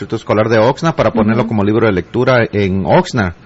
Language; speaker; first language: Spanish; native; Spanish